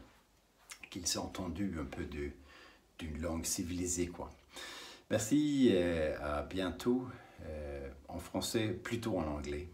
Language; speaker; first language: French; non-native, learner; English